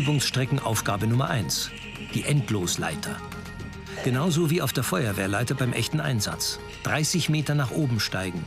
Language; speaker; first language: German; native; German